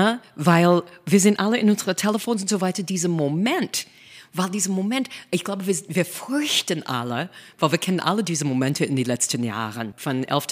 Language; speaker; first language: German; non-native, fluent; English